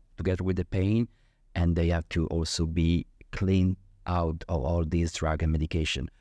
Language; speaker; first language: English; non-native, fluent; Italian